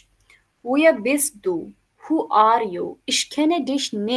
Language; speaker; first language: German; non-native, learner; Hindi